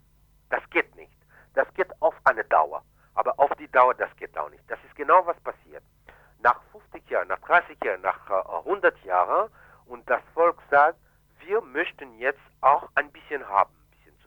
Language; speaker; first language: German; non-native, fluent; Haitian Creole